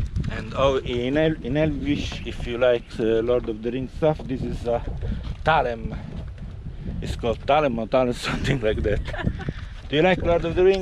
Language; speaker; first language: English; non-native, fluent; Italian